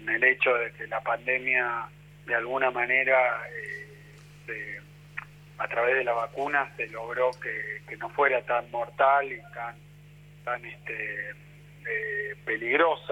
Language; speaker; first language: Spanish; native; Spanish